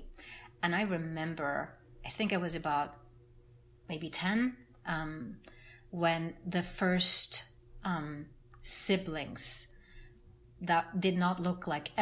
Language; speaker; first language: English; non-native, fluent; Norwegian